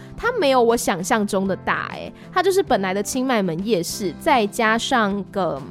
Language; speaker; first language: Chinese; native; Chinese